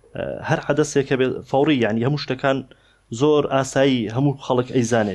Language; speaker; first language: Central Kurdish; native; Central Kurdish